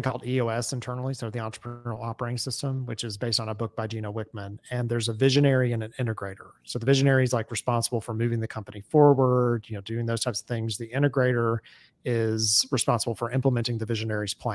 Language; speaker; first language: English; native; English